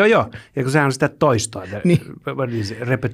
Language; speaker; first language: Finnish; native; Finnish